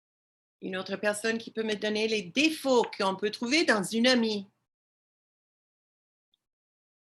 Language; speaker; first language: French; non-native, fluent; English